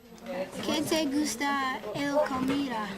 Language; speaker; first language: Spanish; non-native, learner; English